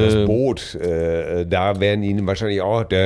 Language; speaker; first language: German; native; German